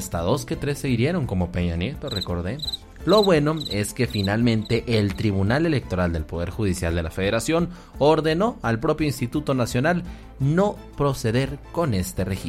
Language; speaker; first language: Spanish; native; Spanish